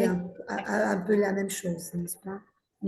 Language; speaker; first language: French; non-native, fluent; Spanish